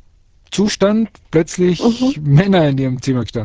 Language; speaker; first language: German; early bilingual, other home language; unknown